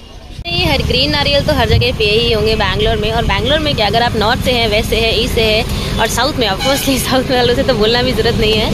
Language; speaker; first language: Hindi; native; Hindi